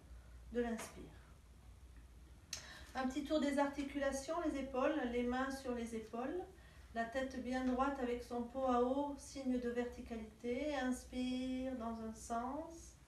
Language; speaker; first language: French; native; French